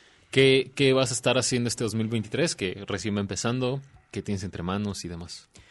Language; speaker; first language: Spanish; native; Spanish